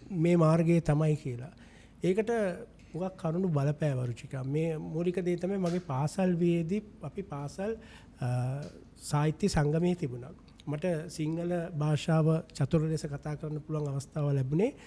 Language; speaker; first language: Sinhala; non-native, local second language; Tamil